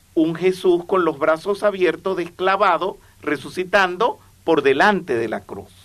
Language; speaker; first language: Spanish; native; Spanish